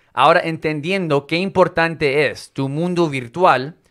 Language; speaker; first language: Spanish; non-native, local second language; English